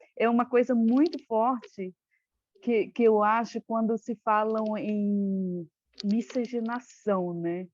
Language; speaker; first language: Portuguese; non-native, local second language; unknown